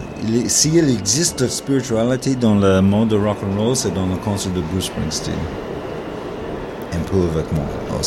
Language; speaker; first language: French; non-native, learner; English